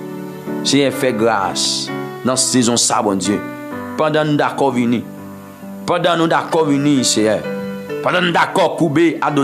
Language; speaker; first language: French; non-native, local second language; Haitian Creole